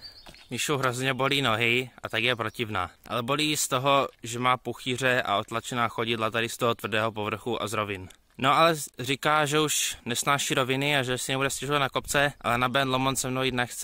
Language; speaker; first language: Czech; native; Czech